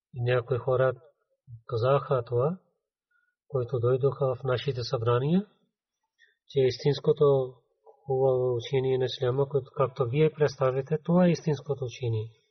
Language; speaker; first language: Bulgarian; non-native, fluent; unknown